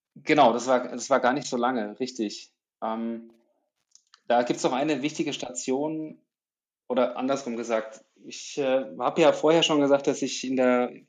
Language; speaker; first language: German; native; German